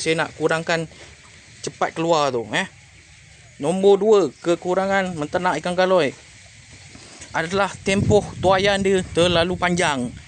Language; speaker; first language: Malay; native; Malay